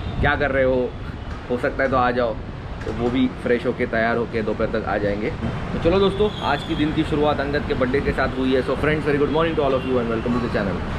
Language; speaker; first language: Hindi; non-native, local second language; Marathi